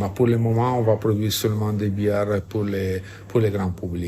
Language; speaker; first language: French; non-native, fluent; Italian